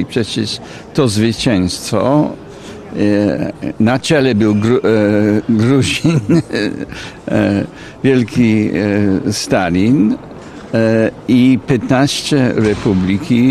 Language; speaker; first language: Polish; non-native, fluent; English